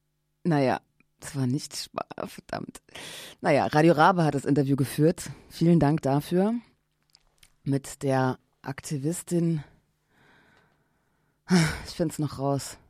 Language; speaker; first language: German; native; German